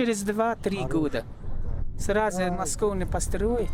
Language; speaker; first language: Russian; non-native, local second language; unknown